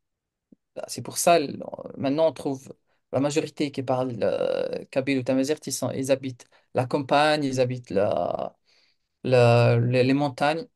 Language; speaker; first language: French; non-native, local second language; Kabyle